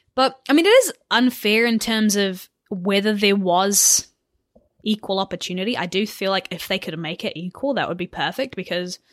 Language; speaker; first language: English; native; English